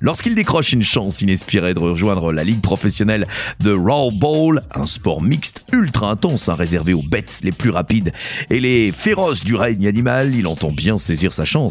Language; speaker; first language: French; native; French